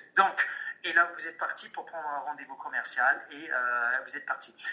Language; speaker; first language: French; non-native, fluent; English